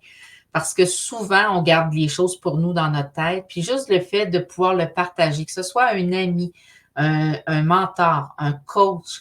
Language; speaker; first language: French; native; French